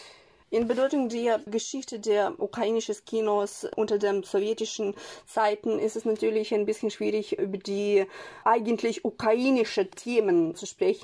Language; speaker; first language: German; non-native, fluent; Ukrainian